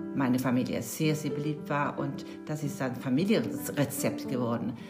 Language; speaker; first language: German; non-native, fluent; Swedish